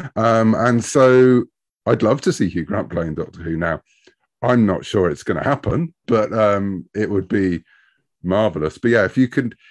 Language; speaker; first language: English; native; English